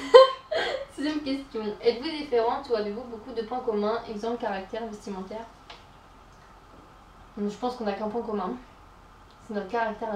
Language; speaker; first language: French; native; French